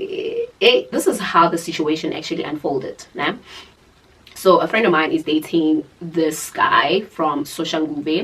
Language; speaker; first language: English; non-native, local second language; Zulu